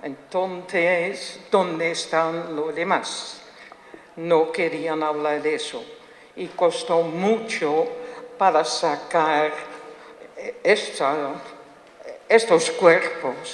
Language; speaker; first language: Spanish; non-native, fluent; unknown